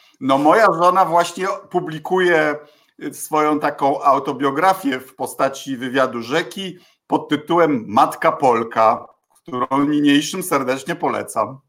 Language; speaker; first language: Polish; native; Polish